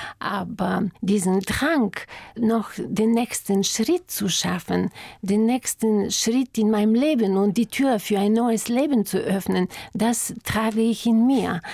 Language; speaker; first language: German; non-native, fluent; Bulgarian